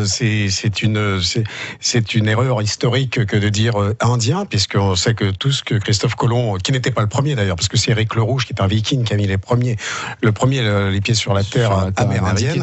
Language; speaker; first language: French; native; French